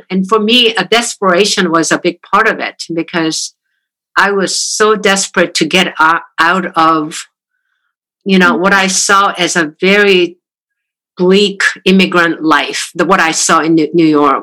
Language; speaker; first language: English; non-native, fluent; Korean